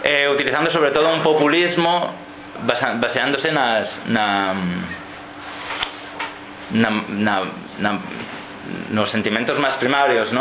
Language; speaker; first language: Galician; non-native, fluent; Catalan